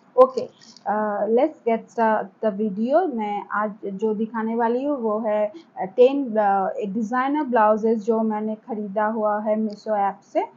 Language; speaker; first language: Hindi; non-native, local second language; Bangla